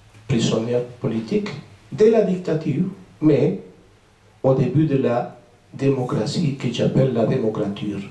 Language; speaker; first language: French; non-native, fluent; Spanish